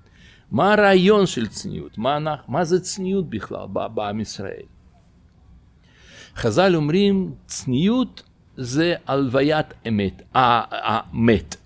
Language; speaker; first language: Hebrew; non-native, fluent; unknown